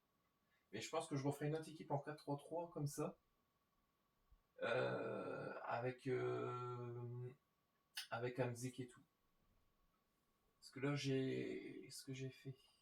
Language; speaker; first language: French; native; French